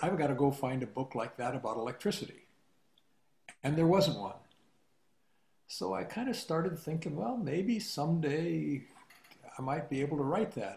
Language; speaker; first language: English; native; English